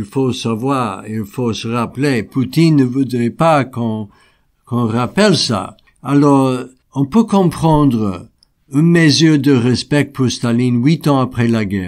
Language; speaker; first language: French; non-native, fluent; English